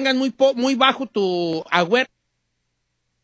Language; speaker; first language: Spanish; native; Spanish